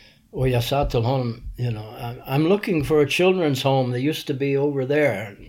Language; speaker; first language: English; native; English